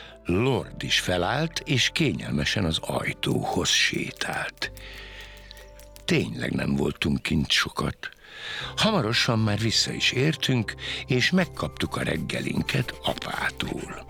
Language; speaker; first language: Hungarian; native; Hungarian